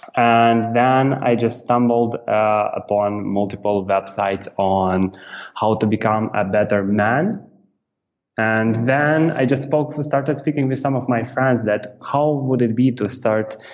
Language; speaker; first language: English; non-native, fluent; Romanian